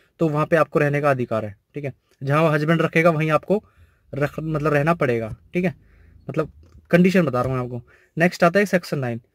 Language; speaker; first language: Hindi; native; Hindi